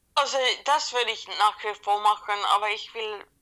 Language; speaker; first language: German; non-native, fluent; Swedish